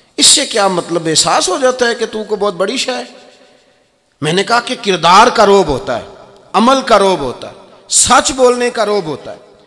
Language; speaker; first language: Urdu; non-native, local second language; Punjabi